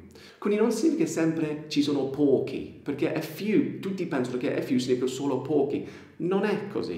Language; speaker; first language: Italian; non-native, fluent; English